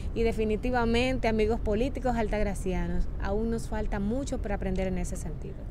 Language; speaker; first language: Spanish; native; Spanish